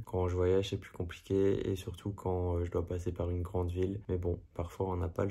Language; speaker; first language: French; native; French